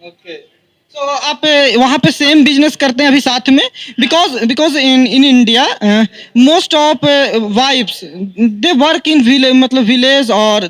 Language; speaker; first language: Hindi; native; Hindi